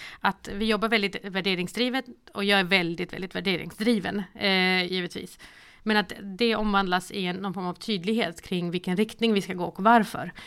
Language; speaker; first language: Swedish; early bilingual, other home language; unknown